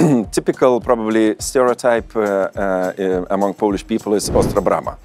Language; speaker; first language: English; non-native, fluent; Lithuanian